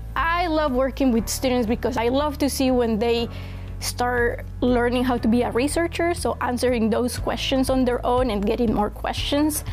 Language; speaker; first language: English; non-native, fluent; Spanish